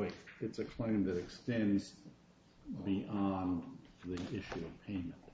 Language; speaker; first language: English; native; English